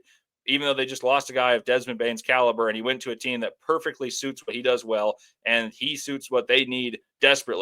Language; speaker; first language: English; native; English